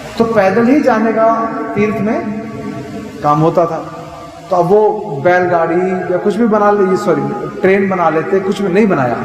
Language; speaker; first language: Hindi; native; Hindi